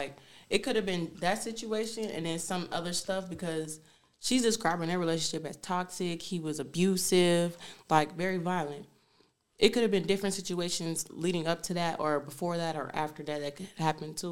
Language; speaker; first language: English; native; English